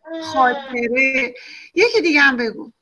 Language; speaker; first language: Persian; native; Persian